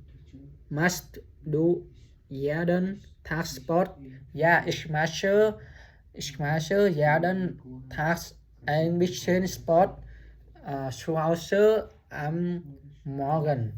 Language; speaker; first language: German; non-native, learner; Vietnamese